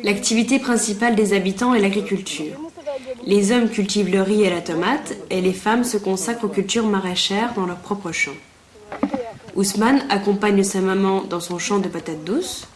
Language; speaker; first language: French; native; French